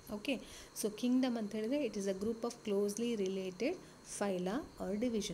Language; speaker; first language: English; non-native, local second language; Kannada